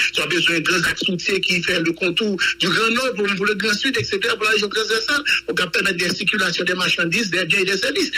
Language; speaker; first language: French; non-native, local second language; Haitian Creole